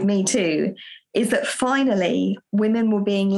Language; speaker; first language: English; native; English